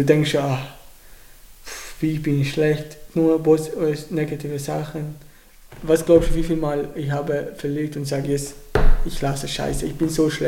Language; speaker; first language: German; non-native, learner; Arabic